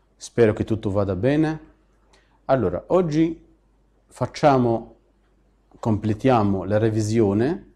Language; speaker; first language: Italian; non-native, fluent; Arabic